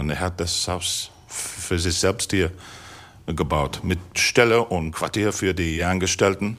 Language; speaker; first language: German; non-native, fluent; English